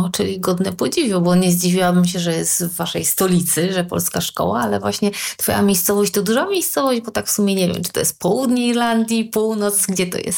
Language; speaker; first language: Polish; native; Polish